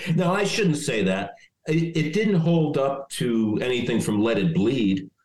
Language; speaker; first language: English; native; English